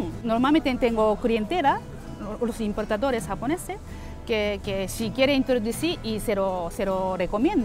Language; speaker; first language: Spanish; non-native, learner; Japanese